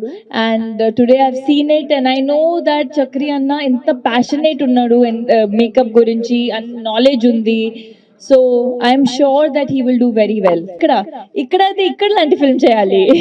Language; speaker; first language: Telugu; non-native, learner; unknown